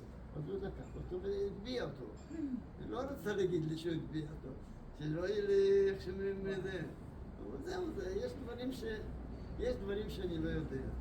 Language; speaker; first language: Hebrew; non-native, fluent; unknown